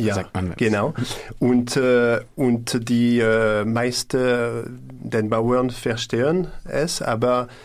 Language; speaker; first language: German; non-native, learner; French